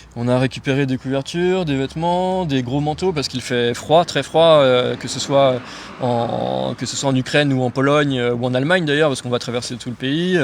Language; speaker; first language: French; native; French